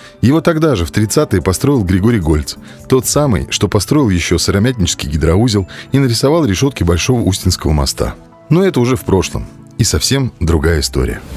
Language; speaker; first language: Russian; native; Russian